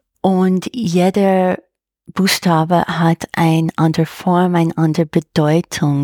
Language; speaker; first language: German; non-native, fluent; English